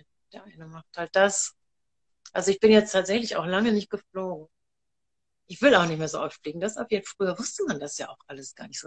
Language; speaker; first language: German; native; German